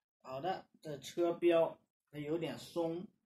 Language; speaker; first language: Chinese; native; Chinese